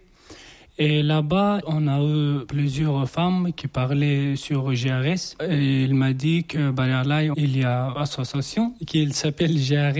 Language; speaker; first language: French; non-native, learner; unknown